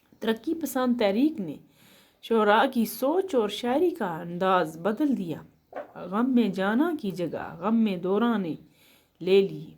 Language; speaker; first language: Urdu; non-native, local second language; Kashmiri